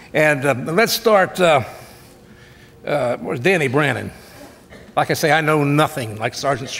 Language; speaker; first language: English; native; English